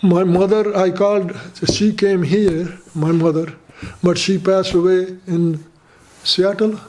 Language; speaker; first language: English; non-native, fluent; Punjabi